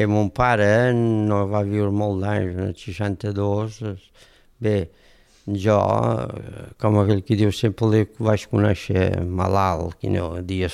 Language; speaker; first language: Catalan; native; Catalan